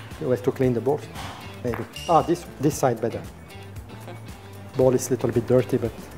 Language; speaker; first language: English; non-native, learner; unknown